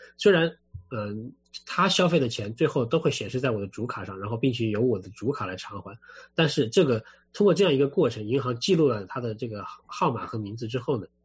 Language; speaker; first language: Chinese; native; Chinese